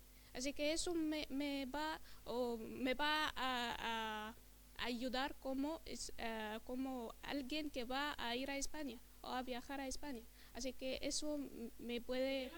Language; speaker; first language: Spanish; non-native, fluent; Arabic